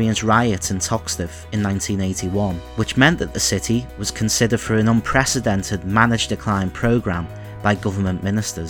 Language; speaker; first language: English; native; English